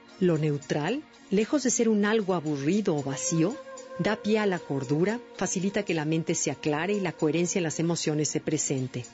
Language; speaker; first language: Spanish; native; Spanish